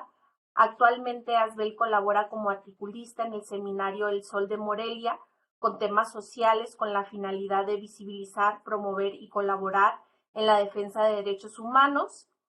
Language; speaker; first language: Spanish; native; Spanish